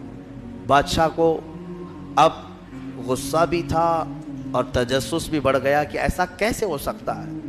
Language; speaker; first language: Urdu; native; Urdu